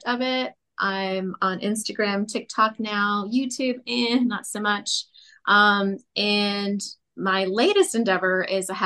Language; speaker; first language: English; native; English